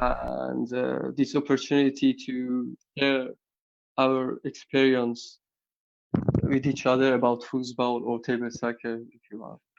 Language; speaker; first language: English; non-native, learner; Persian